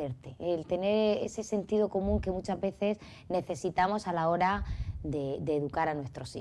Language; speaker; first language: Spanish; native; Spanish